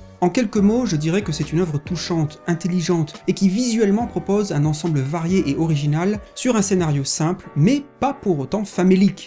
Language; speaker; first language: French; native; French